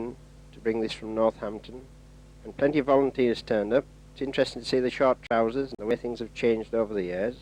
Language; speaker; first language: English; native; English